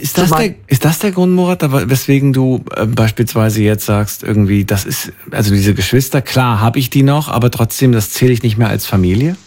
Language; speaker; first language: German; native; German